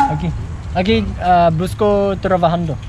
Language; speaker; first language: Spanish; non-native, learner; Japanese